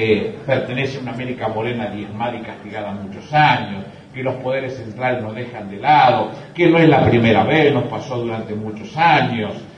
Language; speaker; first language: Spanish; native; Spanish